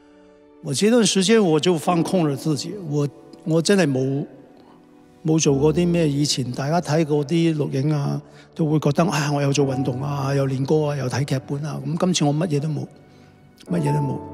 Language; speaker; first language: Chinese; non-native, local second language; Cantonese